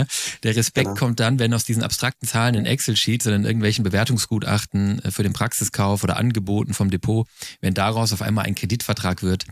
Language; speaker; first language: German; native; German